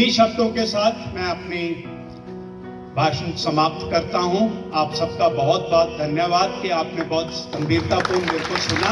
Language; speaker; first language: Hindi; native; Hindi